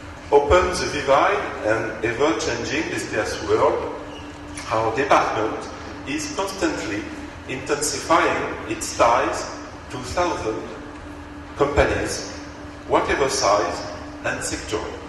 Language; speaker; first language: English; non-native, fluent; French